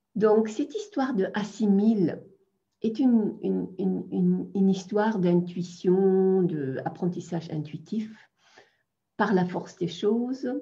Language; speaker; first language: French; non-native, fluent; German